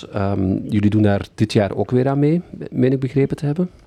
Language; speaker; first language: Dutch; native; Dutch